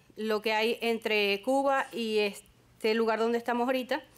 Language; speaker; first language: Spanish; native; Spanish